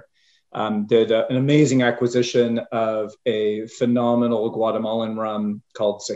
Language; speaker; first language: English; native; English